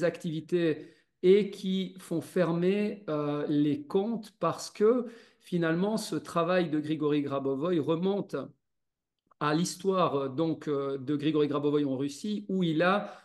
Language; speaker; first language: French; native; French